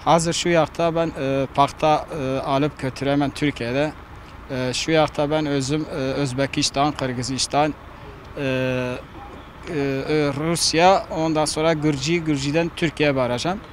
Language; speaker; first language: Turkish; non-native, learner; Uzbek